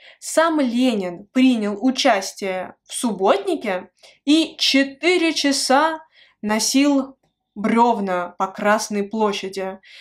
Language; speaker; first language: Russian; native; Russian